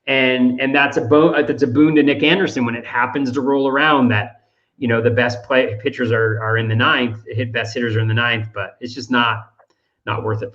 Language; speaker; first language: English; native; English